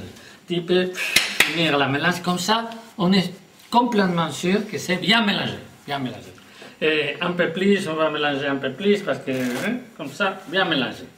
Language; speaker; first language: French; non-native, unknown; Spanish